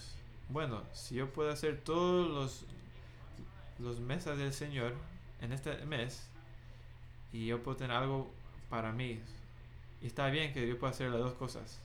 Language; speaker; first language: Spanish; non-native, fluent; English